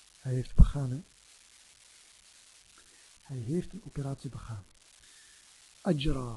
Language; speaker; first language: Dutch; non-native, fluent; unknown